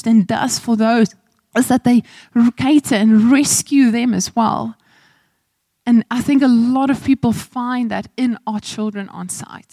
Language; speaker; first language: English; non-native, local second language; Afrikaans